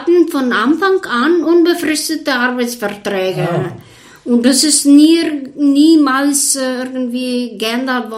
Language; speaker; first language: German; non-native, fluent; Bulgarian